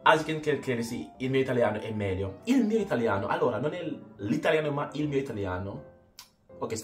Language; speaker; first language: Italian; non-native, learner; English